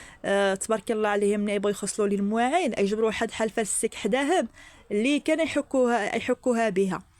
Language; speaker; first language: Arabic; native; Arabic